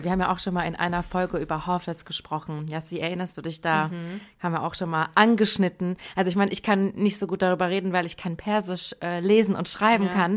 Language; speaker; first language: German; early bilingual, other home language; Persian